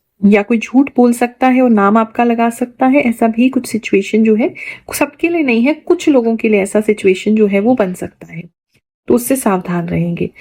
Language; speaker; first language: Hindi; native; Hindi